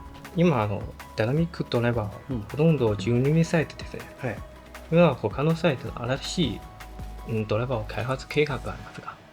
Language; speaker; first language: Japanese; non-native, learner; Chinese